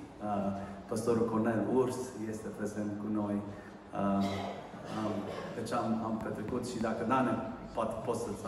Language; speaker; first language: Romanian; early bilingual, heritage; Romanian